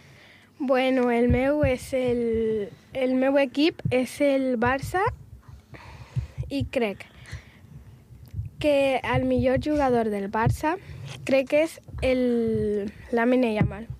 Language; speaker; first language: Catalan; non-native, local second language; Spanish